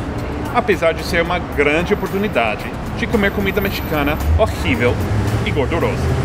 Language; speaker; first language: Portuguese; non-native, fluent; English